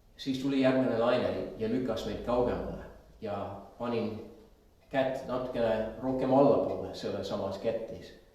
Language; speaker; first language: Estonian; non-native, fluent; English